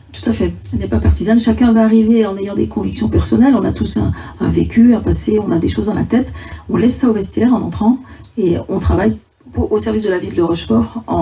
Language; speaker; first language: French; native; French